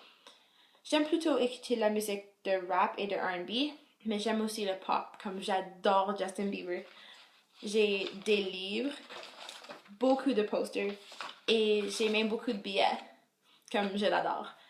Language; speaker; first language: French; non-native, local second language; English